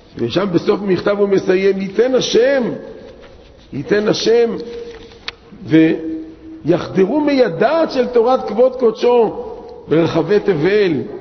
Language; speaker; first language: Hebrew; native; Hebrew